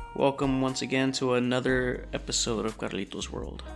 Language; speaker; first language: English; early bilingual, other home language; Spanish